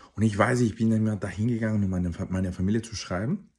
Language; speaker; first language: German; non-native, fluent; Spanish